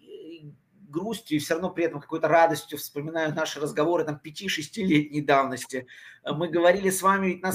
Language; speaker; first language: Russian; native; Russian